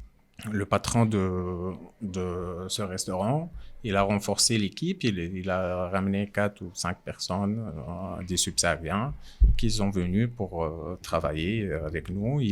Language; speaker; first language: French; non-native, local second language; Arabic